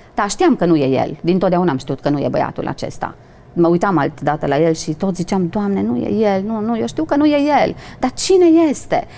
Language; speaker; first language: Romanian; native; Romanian